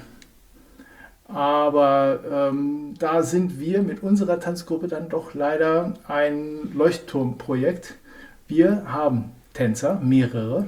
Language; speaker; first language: German; native; German